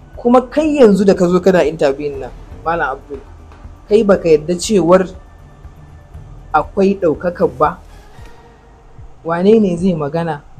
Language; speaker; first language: Hausa; native; Hausa